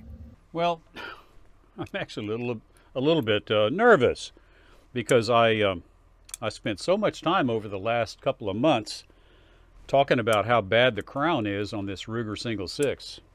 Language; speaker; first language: English; native; English